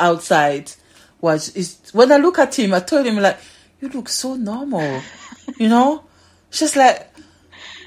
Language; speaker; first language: English; non-native, fluent; French